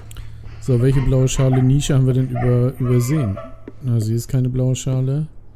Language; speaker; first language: German; native; German